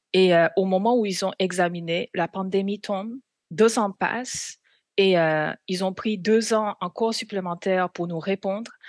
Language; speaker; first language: French; non-native, fluent; Korean